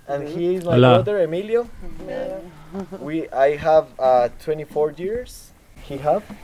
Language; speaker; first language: English; non-native, learner; Spanish